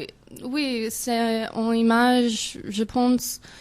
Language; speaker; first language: French; non-native, learner; English